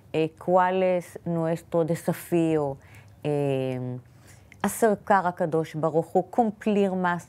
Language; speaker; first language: Spanish; non-native, fluent; Hebrew